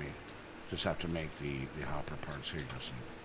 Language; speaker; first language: English; native; English